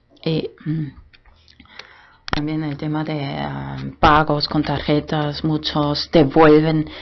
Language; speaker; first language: Spanish; non-native, fluent; German